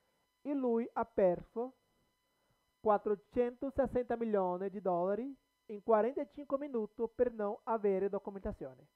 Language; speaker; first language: Italian; non-native, learner; Portuguese